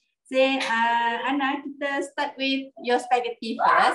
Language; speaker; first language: English; non-native, local second language; Malay